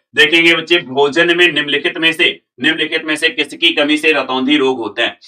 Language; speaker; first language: Hindi; native; Hindi